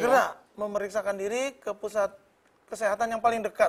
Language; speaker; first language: Indonesian; native; Indonesian